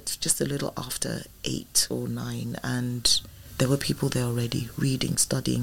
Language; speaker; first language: English; non-native, local second language; Yoruba